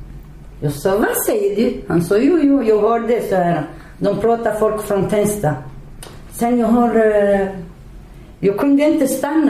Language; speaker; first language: Swedish; non-native, learner; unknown